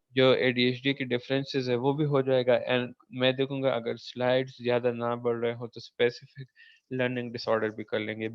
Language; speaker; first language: Urdu; non-native, local second language; Pashto